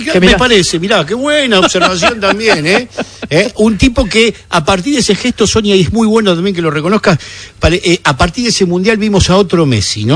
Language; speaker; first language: Spanish; native; Spanish